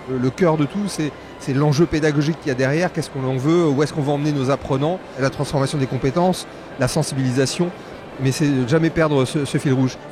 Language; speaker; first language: French; native; French